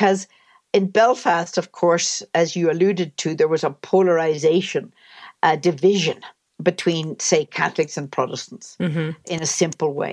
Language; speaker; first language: English; native; English